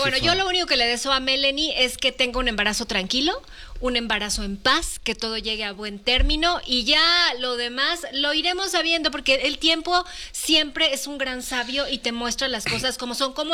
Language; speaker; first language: Spanish; native; Spanish